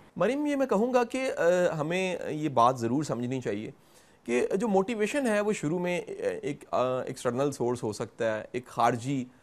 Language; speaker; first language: Urdu; non-native, local second language; Punjabi